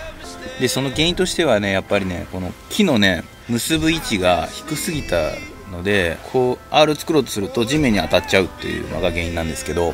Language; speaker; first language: Japanese; native; Japanese